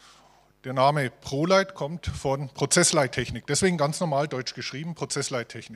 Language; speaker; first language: German; native; German